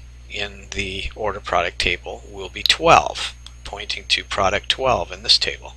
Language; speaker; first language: English; native; English